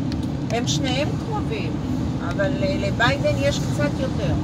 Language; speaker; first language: Hebrew; native; Hebrew